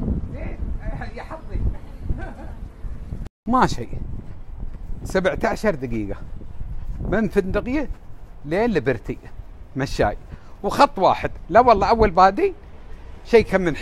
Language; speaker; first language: Arabic; native; Arabic